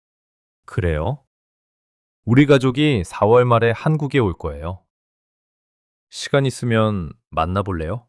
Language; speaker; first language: Korean; non-native, fluent; English